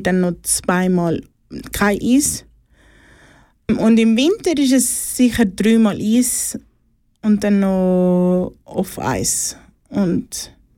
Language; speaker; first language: German; native; German